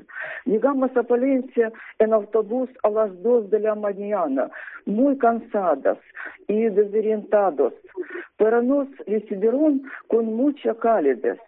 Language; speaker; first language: Spanish; non-native, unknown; Ukrainian